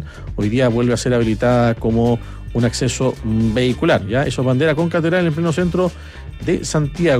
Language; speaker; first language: Spanish; native; Spanish